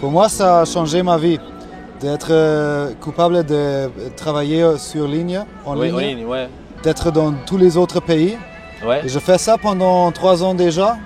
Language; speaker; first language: French; non-native, learner; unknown